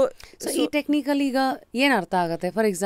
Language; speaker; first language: Kannada; native; Kannada